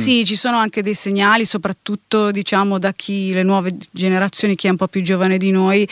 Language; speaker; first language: Italian; native; Italian